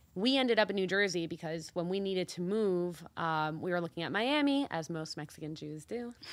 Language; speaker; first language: English; early bilingual, other home language; Spanish